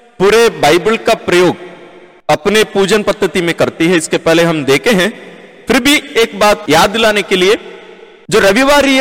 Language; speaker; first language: Hindi; non-native, local second language; Malayalam